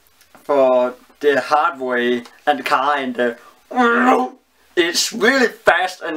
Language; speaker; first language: English; non-native, learner; Danish